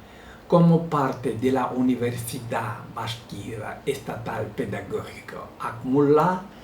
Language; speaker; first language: Spanish; non-native, learner; Russian